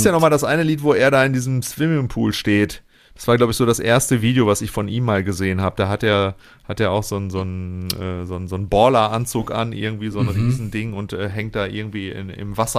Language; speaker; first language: German; native; German